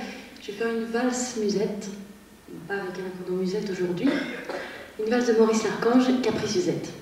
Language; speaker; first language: French; native; French